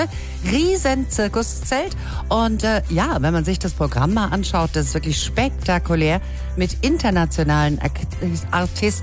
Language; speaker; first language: German; native; German